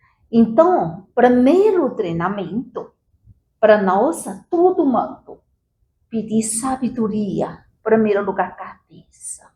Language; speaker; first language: Portuguese; non-native, learner; Chinese